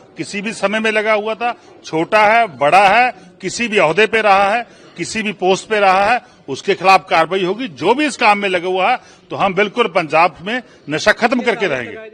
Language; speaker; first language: Hindi; non-native, local second language; Punjabi